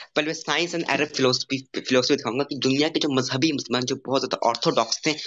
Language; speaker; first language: Hindi; native; Hindi